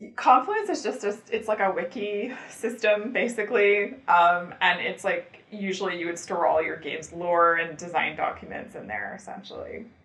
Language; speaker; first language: English; native; English